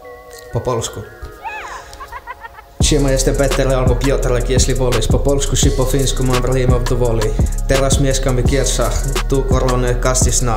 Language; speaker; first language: Polish; non-native, learner; Finnish